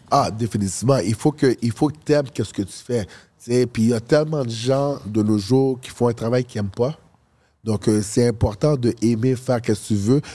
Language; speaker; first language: French; early bilingual, other home language; Haitian Creole